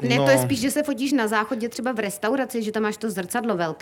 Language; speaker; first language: Czech; native; Czech